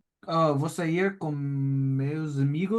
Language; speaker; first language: Portuguese; non-native, learner; English